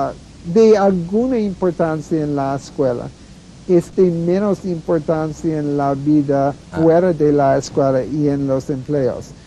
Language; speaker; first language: Spanish; non-native, fluent; English